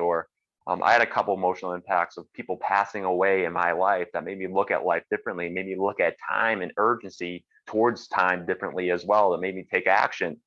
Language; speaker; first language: English; native; English